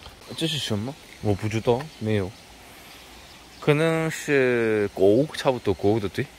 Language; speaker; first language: Chinese; non-native, learner; Russian